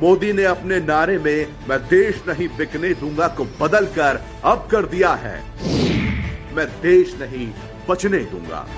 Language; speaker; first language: Hindi; native; Hindi